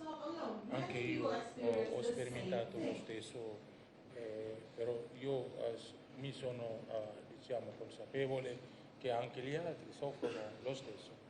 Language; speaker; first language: Italian; non-native, fluent; Indonesian